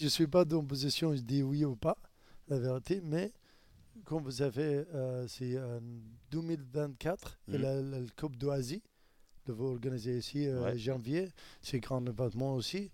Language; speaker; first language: French; non-native, learner; Arabic